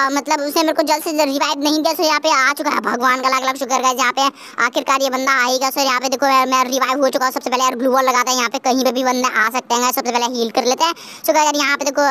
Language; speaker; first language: Hindi; native; Hindi